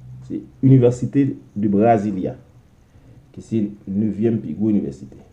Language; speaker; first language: French; non-native, local second language; Haitian Creole